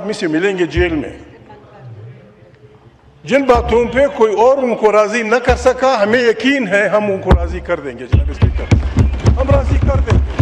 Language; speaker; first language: Urdu; non-native, local second language; Pashto